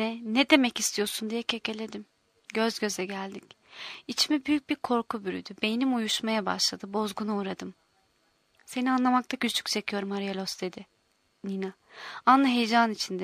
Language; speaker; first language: Turkish; native; Turkish